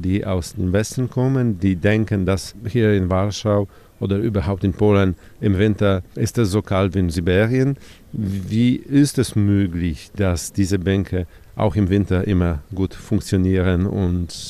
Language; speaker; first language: German; non-native, fluent; Polish